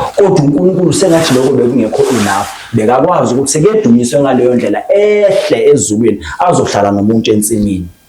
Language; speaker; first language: Zulu; non-native, local second language; Xhosa